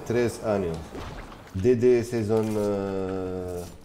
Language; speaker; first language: Spanish; non-native, learner; Arabic